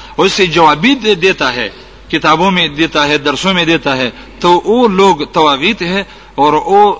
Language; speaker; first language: Urdu; non-native, local second language; Pashto